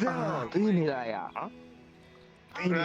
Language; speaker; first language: Japanese; native; Japanese